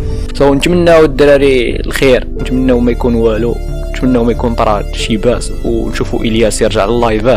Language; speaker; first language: Arabic; native; Arabic